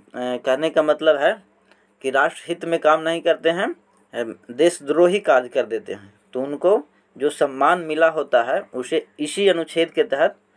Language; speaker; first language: Hindi; native; Hindi